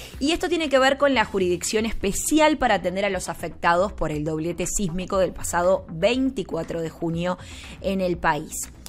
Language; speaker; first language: Spanish; native; Spanish